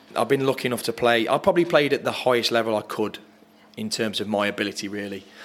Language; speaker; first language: English; native; English